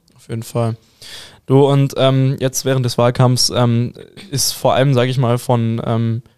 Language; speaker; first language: German; native; German